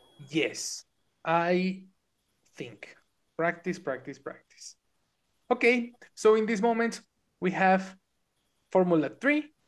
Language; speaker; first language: English; non-native, fluent; Spanish